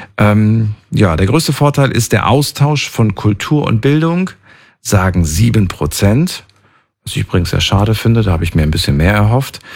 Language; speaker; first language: German; native; German